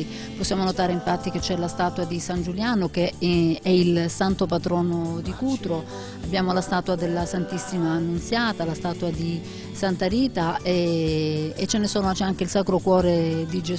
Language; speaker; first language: Italian; native; Italian